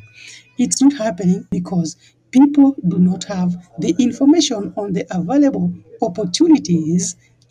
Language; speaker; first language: English; non-native, local second language; Luo (Kenya and Tanzania)